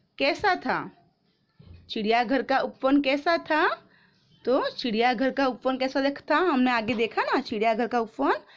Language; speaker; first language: Hindi; non-native, local second language; Gujarati